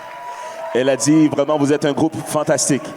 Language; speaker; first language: French; native; French